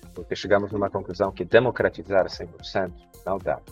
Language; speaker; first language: Portuguese; non-native, fluent; Polish